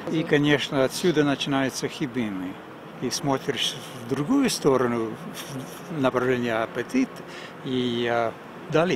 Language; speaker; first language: Russian; non-native, fluent; English